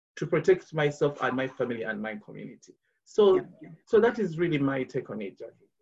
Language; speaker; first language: English; non-native, local second language; Ganda